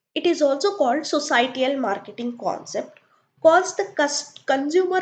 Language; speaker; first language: English; non-native, local second language; Kannada